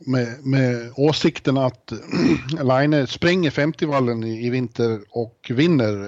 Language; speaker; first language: Swedish; native; Swedish